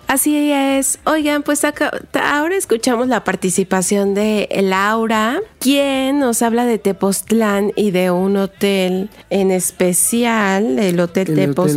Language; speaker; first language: Spanish; native; Spanish